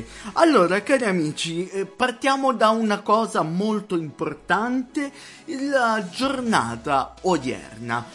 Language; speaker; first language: Italian; native; Italian